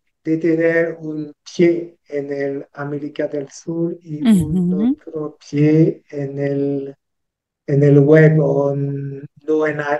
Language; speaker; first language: Spanish; non-native, learner; French